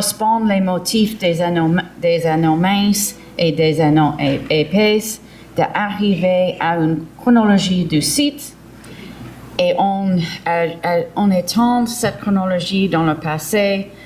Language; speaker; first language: French; early bilingual, heritage; English